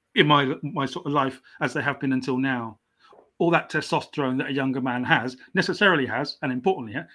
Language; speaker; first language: English; native; English